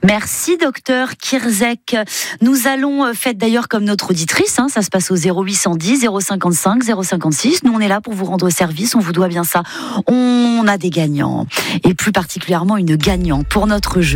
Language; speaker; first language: French; native; French